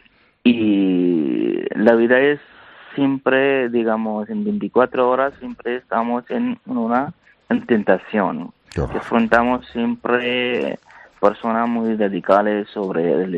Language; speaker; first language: Spanish; non-native, learner; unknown